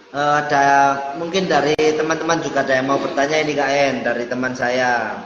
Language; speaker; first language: Indonesian; native; Indonesian